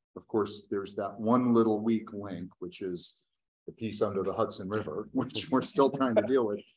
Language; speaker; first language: English; native; English